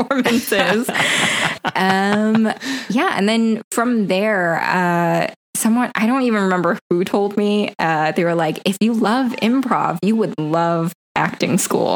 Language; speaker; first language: English; native; English